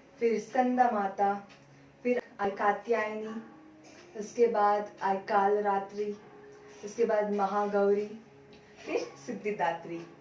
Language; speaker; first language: Hindi; non-native, local second language; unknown